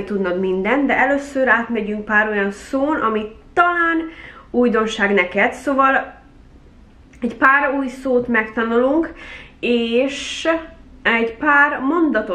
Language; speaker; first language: Hungarian; early bilingual, heritage; Hungarian